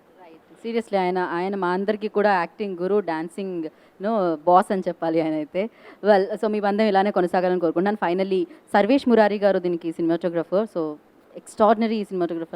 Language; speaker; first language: Telugu; native; Telugu